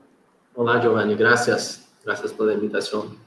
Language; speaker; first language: Spanish; non-native, fluent; Portuguese